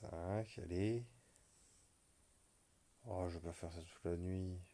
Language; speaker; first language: French; native; French